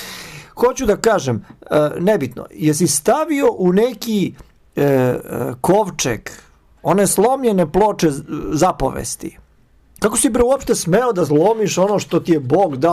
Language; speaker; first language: Bosnian; native; Bosnian